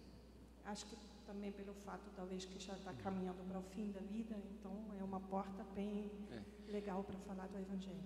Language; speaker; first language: Portuguese; non-native, fluent; German